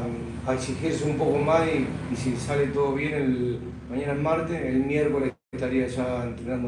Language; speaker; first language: Spanish; native; Spanish